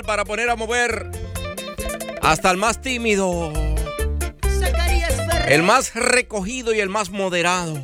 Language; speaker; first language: Spanish; native; Spanish